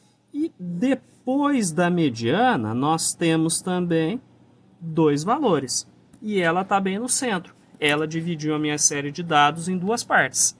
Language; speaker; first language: Portuguese; native; Portuguese